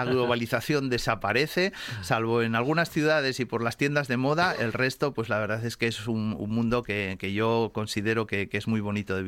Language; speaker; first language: Spanish; native; Spanish